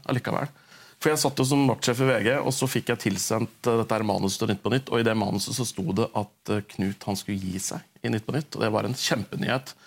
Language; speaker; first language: Norwegian; native; Norwegian